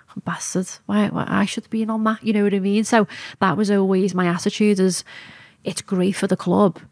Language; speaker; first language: English; native; English